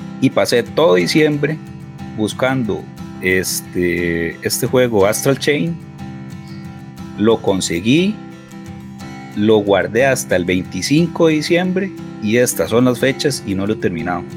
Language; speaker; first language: Spanish; native; Spanish